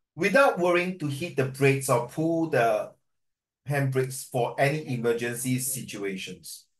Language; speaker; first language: English; non-native, local second language; Chinese